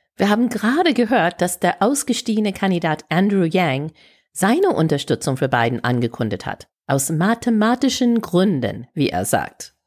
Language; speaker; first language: German; non-native, fluent; English